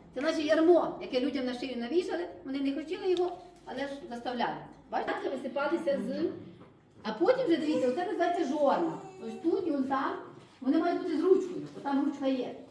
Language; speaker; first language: Ukrainian; native; Ukrainian